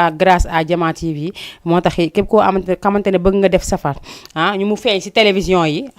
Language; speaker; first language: Wolof; native; Wolof